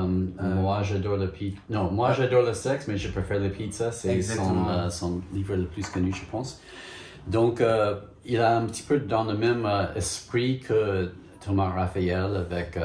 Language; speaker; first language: French; non-native, fluent; English